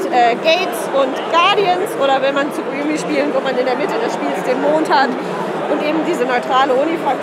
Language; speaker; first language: German; native; German